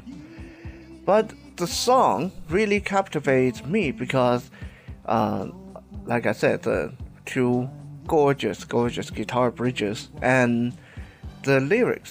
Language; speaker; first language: English; non-native, fluent; Chinese